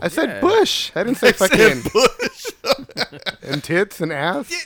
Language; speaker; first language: English; early bilingual, other home language; Spanish